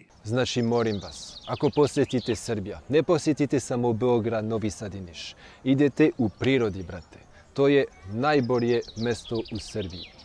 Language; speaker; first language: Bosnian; non-native, fluent; French